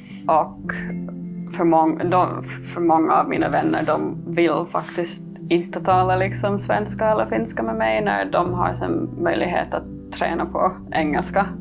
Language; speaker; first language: Swedish; non-native, fluent; English